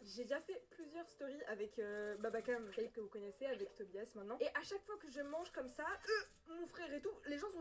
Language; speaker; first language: French; native; French